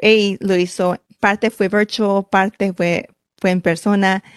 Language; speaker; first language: Spanish; early bilingual, heritage; Spanish